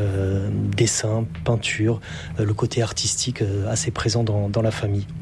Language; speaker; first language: French; native; French